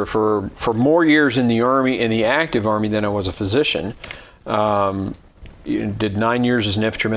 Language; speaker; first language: English; native; English